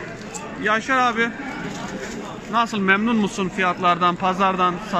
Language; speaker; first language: Turkish; native; Turkish